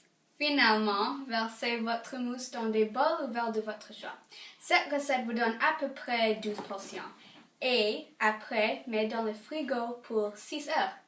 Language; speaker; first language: French; non-native, learner; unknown